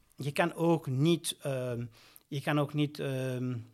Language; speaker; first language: Dutch; native; Dutch